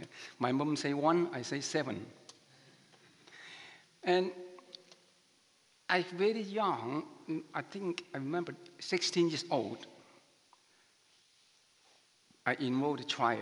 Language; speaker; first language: English; non-native, learner; Chinese